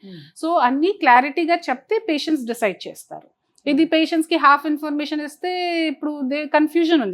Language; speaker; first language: Telugu; non-native, fluent; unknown